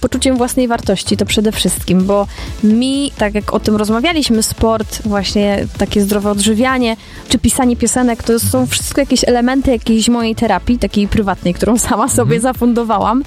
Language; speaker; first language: Polish; native; Polish